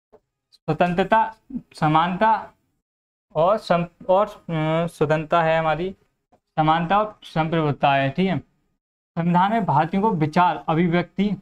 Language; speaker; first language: Hindi; native; Hindi